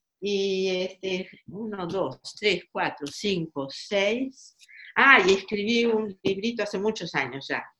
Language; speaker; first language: Spanish; native; Spanish